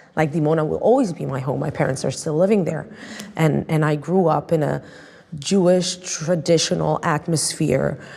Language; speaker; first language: English; non-native, fluent; Arabic